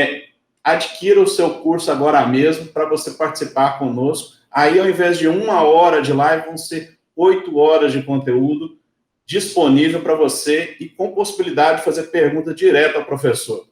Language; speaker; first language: Portuguese; native; Portuguese